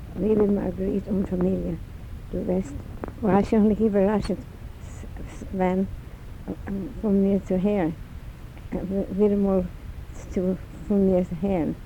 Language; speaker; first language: German; early bilingual, heritage; German